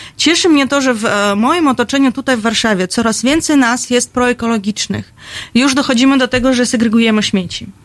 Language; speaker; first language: Polish; non-native, fluent; Russian